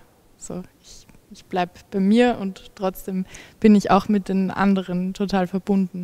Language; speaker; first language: German; native; German